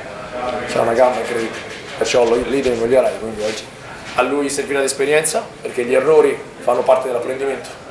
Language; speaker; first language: Italian; native; Italian